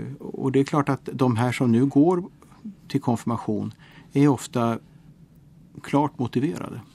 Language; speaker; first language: Swedish; native; Swedish